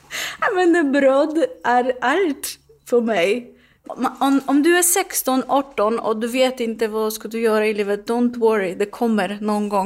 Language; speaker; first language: Swedish; non-native, learner; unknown